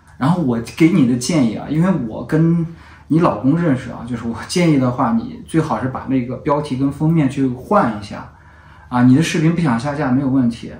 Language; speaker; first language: Chinese; native; Chinese